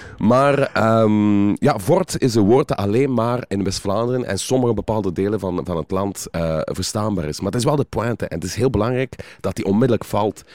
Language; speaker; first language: Dutch; native; Dutch